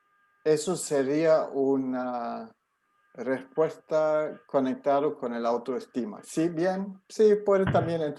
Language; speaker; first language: Spanish; non-native, fluent; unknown